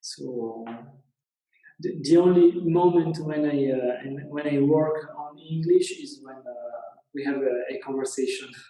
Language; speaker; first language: English; non-native, learner; Italian